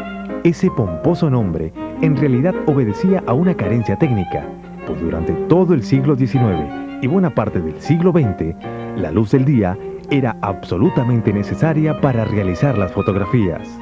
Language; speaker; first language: Spanish; native; Spanish